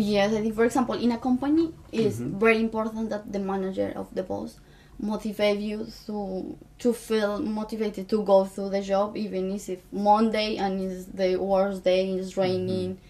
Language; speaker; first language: English; non-native, fluent; Spanish